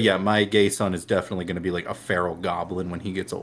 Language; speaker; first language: English; native; English